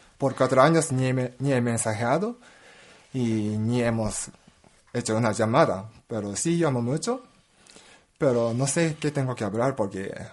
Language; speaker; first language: Spanish; non-native, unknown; Japanese